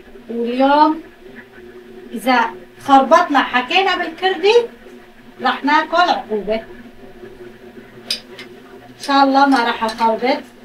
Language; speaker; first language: Arabic; non-native, local second language; Kurdish